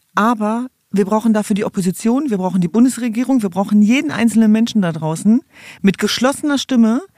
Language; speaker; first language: German; native; German